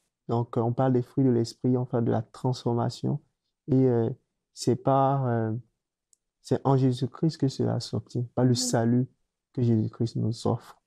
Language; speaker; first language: French; native; French